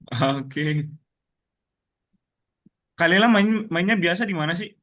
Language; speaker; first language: Indonesian; native; Indonesian